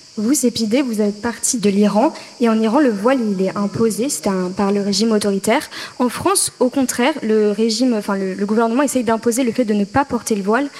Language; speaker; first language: French; native; French